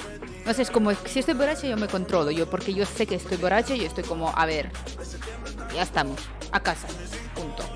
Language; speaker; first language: Spanish; non-native, fluent; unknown